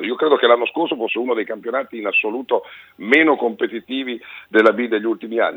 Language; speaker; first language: Italian; native; Italian